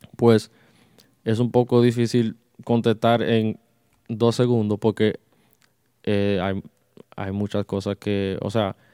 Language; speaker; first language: Spanish; early bilingual, heritage; Spanish